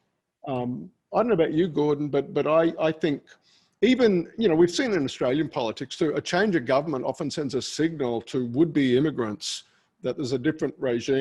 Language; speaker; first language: English; native; English